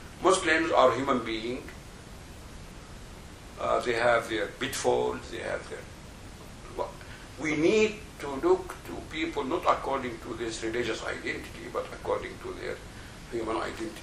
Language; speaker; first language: English; non-native, fluent; Arabic